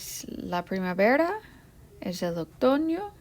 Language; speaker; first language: Spanish; non-native, fluent; English